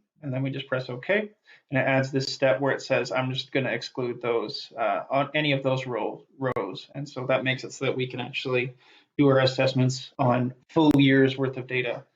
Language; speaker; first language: English; native; English